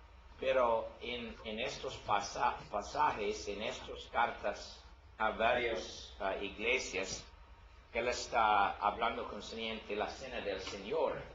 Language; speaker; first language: Spanish; non-native, learner; English